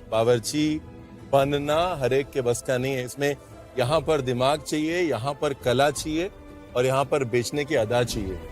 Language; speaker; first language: Hindi; native; Hindi